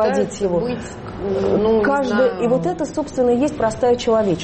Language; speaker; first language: Russian; native; Russian